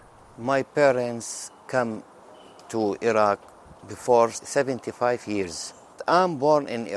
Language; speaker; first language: English; non-native, learner; Arabic